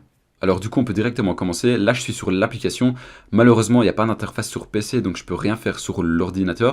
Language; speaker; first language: French; native; French